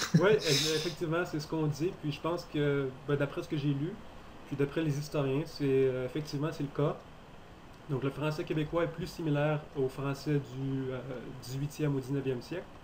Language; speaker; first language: French; native; French